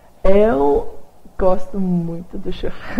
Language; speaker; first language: Portuguese; non-native, fluent; English